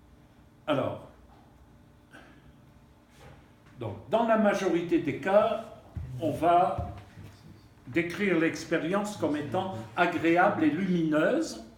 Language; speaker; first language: French; native; French